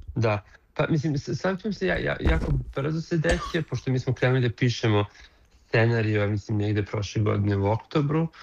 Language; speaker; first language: Serbian; native; Serbian